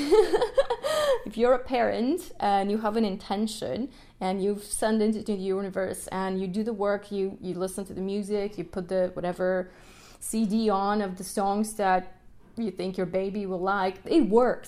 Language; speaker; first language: English; non-native, fluent; Russian